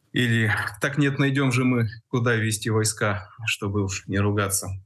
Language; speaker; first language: Russian; native; Russian